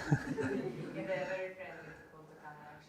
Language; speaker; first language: English; non-native, fluent; Romanian